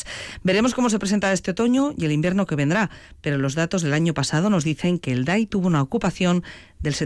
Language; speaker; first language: Spanish; native; Spanish